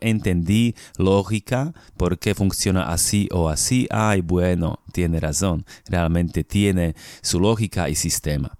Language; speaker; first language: Spanish; non-native, fluent; Slovak